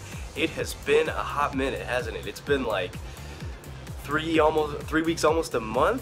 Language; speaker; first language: English; native; English